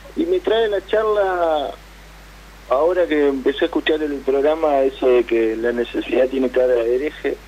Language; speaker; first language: Spanish; native; Spanish